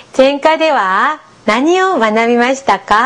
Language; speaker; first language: Japanese; non-native, fluent; Korean